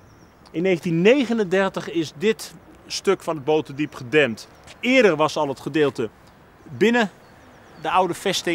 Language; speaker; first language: Dutch; native; Dutch